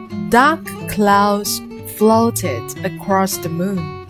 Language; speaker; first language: English; non-native, fluent; Chinese